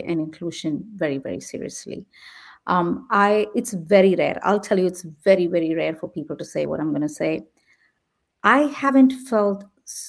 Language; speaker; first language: English; non-native, local second language; Tamil